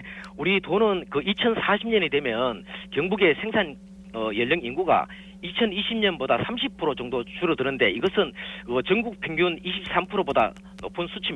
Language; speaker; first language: Korean; native; Korean